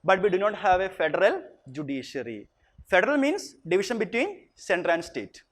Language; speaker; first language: English; non-native, local second language; Malayalam